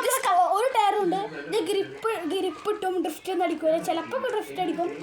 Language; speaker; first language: Malayalam; early bilingual, heritage; Malayalam